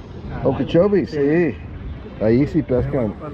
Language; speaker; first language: Spanish; non-native, fluent; English